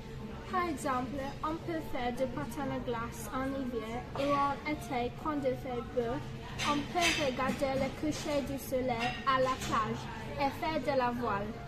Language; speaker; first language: French; non-native, learner; English